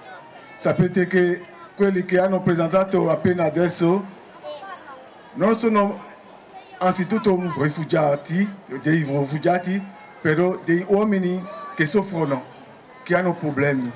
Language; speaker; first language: Italian; non-native, fluent; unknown